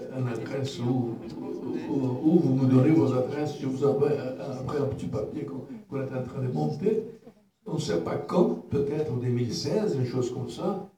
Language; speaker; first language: French; non-native, learner; Portuguese